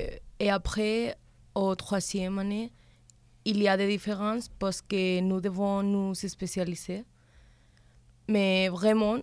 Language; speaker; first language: French; non-native, learner; Spanish